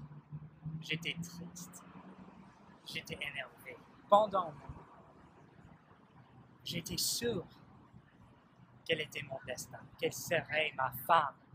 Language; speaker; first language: French; non-native, learner; English